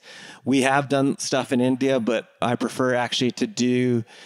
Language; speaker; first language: English; native; English